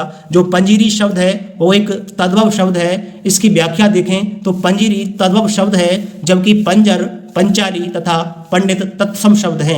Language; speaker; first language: Hindi; native; Hindi